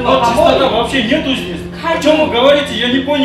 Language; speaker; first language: Russian; non-native, local second language; Kyrgyz